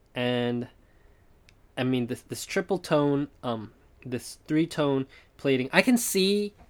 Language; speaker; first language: English; non-native, fluent; Chinese